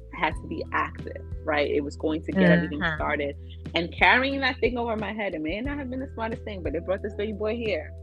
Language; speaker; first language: English; early bilingual, other home language; Akan